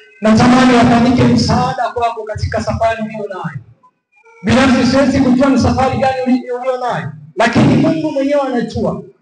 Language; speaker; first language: Swahili; native; Swahili